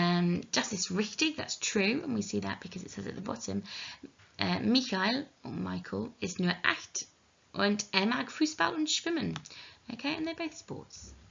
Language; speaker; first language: German; non-native, learner; English